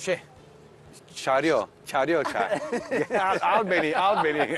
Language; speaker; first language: Turkish; non-native, learner; Italian